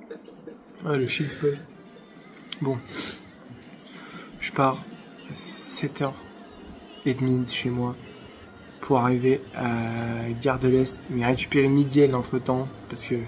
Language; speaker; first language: French; native; French